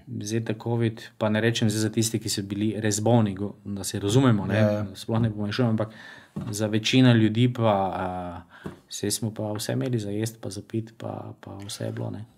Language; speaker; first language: Slovenian; native; Slovenian